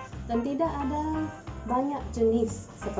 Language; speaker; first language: Indonesian; non-native, learner; English